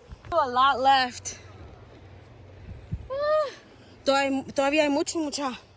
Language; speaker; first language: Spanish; early bilingual, heritage; Spanish